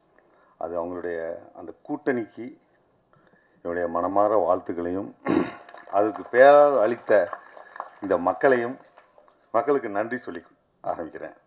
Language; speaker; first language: Tamil; native; Tamil